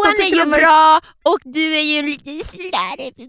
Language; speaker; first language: Swedish; native; Swedish